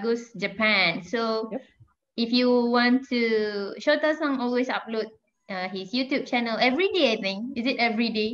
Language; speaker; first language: English; non-native, fluent; Malay